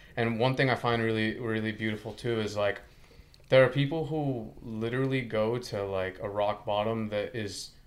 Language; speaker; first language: English; non-native, fluent; Spanish